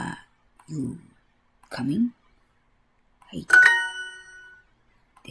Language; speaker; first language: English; non-native, learner; Japanese